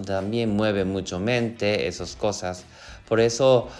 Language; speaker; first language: Spanish; non-native, learner; Japanese